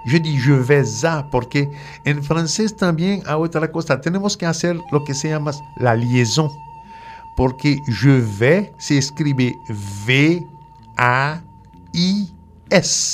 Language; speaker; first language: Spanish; non-native, fluent; French